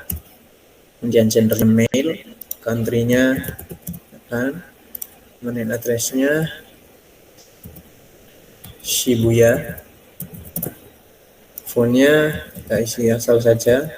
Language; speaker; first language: Indonesian; native; Indonesian